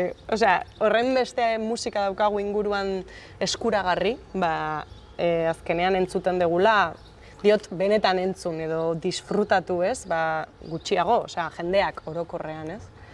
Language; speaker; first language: Basque; native; Basque